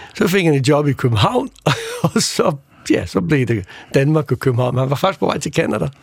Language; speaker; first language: Danish; early bilingual, other home language; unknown